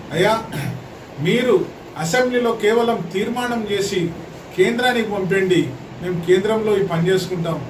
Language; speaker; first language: Telugu; non-native, local second language; Lambadi